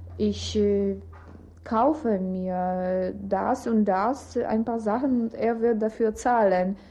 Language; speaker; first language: German; non-native, fluent; Polish